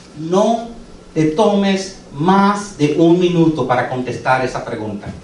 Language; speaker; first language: Spanish; early bilingual, heritage; English